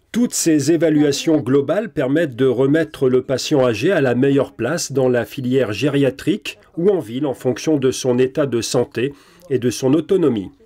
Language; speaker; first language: French; native; French